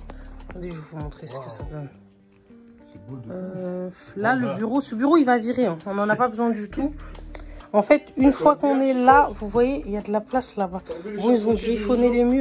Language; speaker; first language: French; native; French